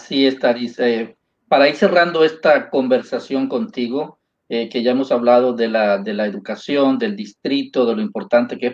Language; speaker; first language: Spanish; native; Spanish